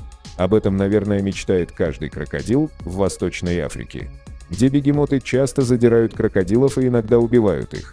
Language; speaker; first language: Russian; native; Russian